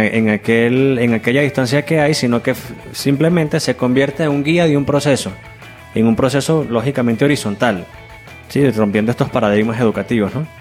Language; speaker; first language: Spanish; native; Spanish